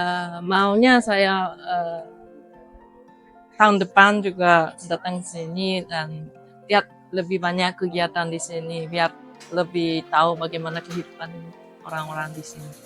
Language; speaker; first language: Indonesian; non-native, fluent; Japanese